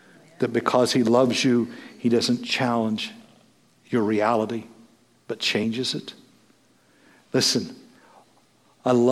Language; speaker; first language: English; native; English